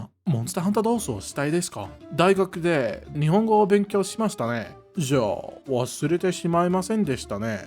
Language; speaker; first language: Japanese; non-native, learner; English